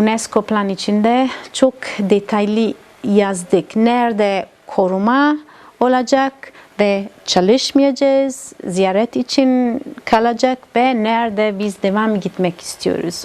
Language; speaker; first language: Turkish; non-native, learner; Italian